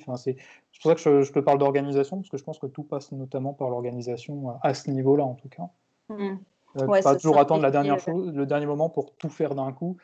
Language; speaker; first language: French; native; French